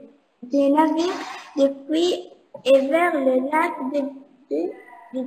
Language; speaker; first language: French; non-native, local second language; Arabic